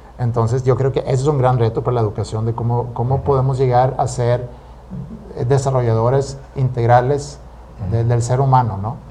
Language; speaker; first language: Spanish; non-native, fluent; Swedish